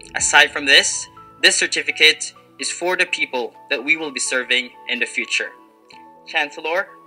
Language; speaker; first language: English; non-native, local second language; Filipino